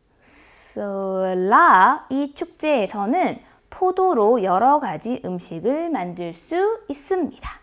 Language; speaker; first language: Korean; non-native, fluent; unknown